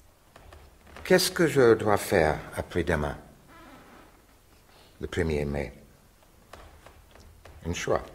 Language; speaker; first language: French; non-native, fluent; English